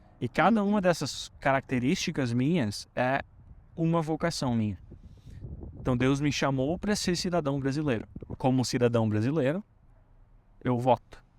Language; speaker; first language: Portuguese; native; Portuguese